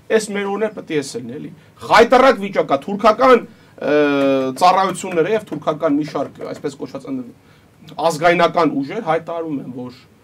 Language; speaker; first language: Armenian; native; Armenian